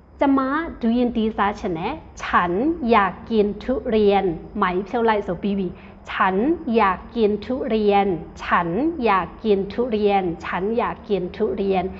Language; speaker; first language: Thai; non-native, fluent; Burmese